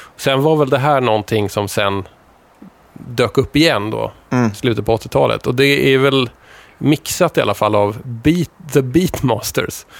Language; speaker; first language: Swedish; native; Swedish